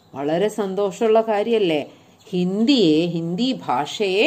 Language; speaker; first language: Hindi; non-native, local second language; Malayalam